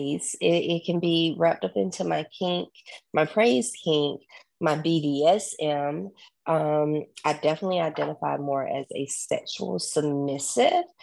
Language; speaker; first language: English; native; English